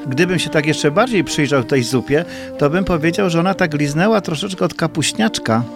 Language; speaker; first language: Polish; native; Polish